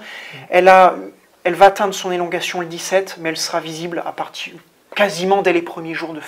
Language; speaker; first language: French; native; French